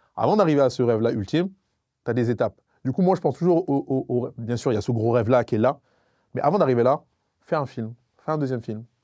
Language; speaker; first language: French; non-native, local second language; Sango